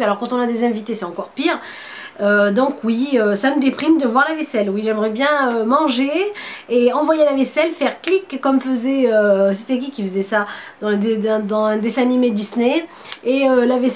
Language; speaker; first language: French; native; French